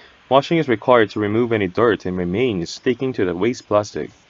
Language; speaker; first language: English; non-native, fluent; Korean